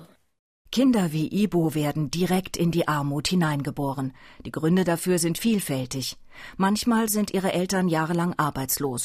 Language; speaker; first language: German; native; German